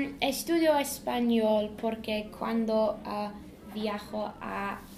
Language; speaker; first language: Spanish; non-native, learner; English